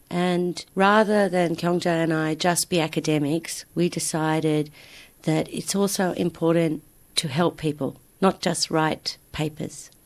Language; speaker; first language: English; native; English